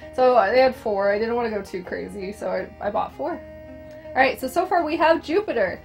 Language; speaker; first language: English; native; English